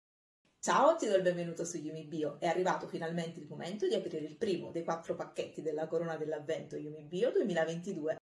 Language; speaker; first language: Italian; native; Italian